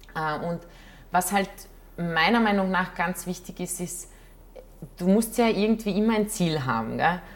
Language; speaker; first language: German; non-native, fluent; Croatian